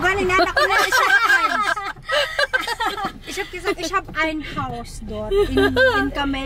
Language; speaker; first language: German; non-native, fluent; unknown